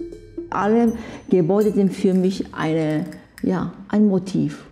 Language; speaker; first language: German; non-native, fluent; Korean